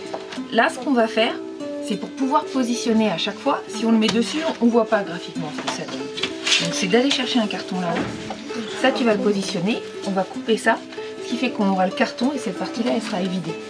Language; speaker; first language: French; native; French